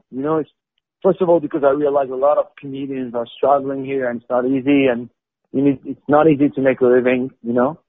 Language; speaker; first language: English; non-native, fluent; Arabic